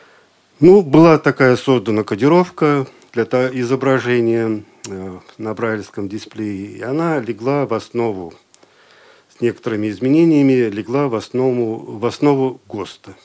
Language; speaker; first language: Russian; native; Russian